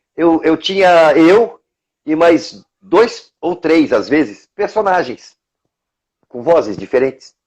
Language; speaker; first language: Portuguese; native; Portuguese